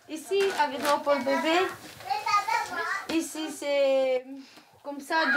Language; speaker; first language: French; non-native, learner; Romanian